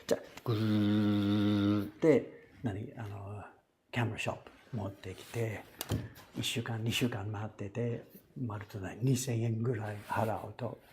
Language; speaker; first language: Japanese; non-native, fluent; English